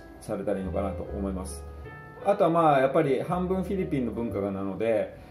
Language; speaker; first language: Japanese; native; Japanese